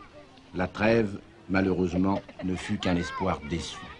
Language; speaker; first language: French; native; French